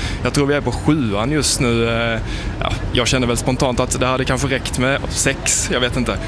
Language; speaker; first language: Swedish; native; Swedish